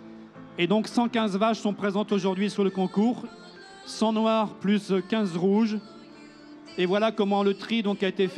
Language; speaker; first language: French; native; French